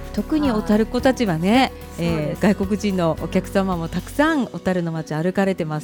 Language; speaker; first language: Japanese; native; Japanese